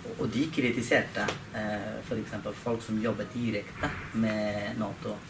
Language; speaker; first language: Norwegian; non-native, fluent; Persian